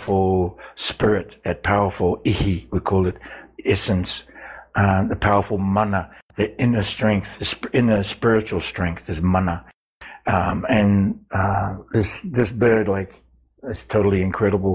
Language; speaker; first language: English; native; English